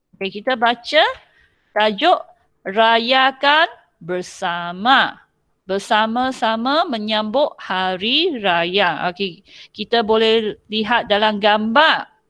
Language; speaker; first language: Malay; non-native, local second language; Chinese